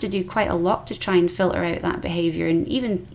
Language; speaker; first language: English; native; English